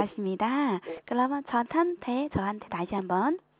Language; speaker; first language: Korean; non-native, fluent; Chinese